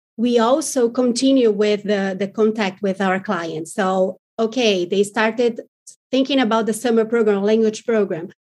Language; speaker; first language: English; non-native, fluent; Portuguese